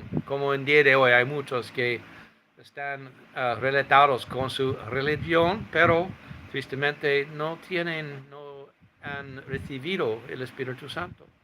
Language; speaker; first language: Spanish; non-native, fluent; English